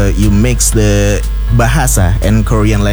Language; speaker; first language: English; non-native, fluent; Indonesian